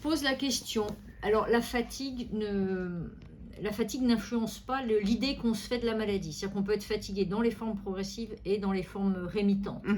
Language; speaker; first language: French; native; French